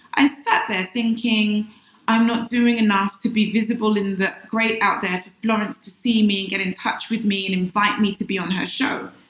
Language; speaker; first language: English; native; English